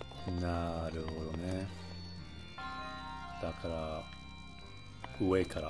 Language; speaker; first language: Japanese; non-native, fluent; English